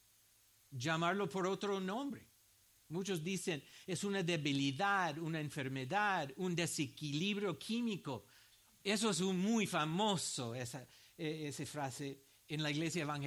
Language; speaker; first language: Spanish; non-native, fluent; English